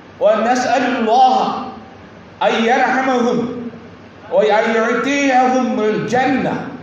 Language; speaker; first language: Arabic; non-native, learner; Bangla